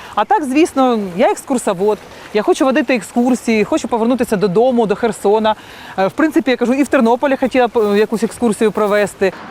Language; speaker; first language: Ukrainian; native; Ukrainian